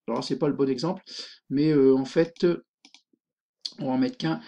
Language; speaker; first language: French; native; French